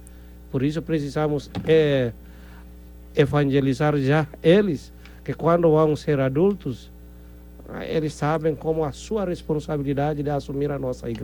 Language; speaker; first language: Portuguese; non-native, fluent; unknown